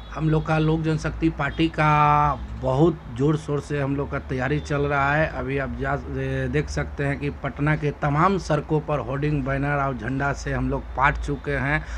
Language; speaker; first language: Hindi; native; Hindi